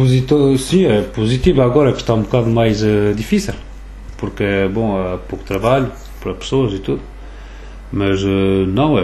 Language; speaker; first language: Portuguese; early bilingual, other home language; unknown